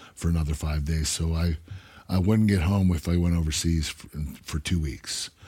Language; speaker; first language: English; native; English